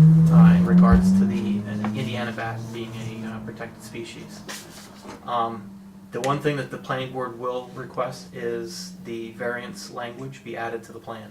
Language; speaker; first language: English; native; English